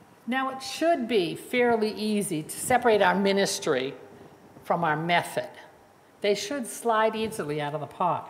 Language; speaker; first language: English; native; English